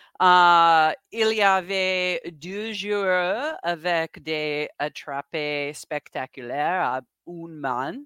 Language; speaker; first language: French; non-native, learner; English